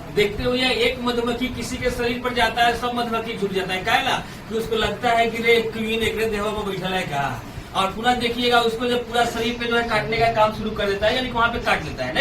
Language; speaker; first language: Hindi; native; Hindi